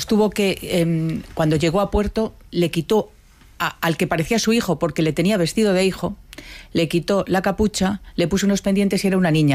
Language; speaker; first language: Spanish; native; Spanish